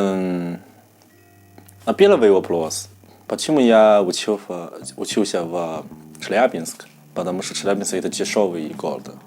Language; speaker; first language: Russian; non-native, learner; Chinese